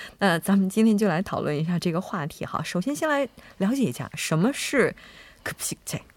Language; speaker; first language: Chinese; native; Chinese